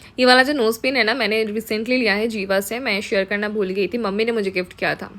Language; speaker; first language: Hindi; non-native, local second language; Bangla